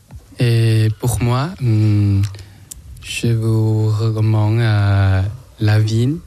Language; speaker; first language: French; non-native, learner; Thai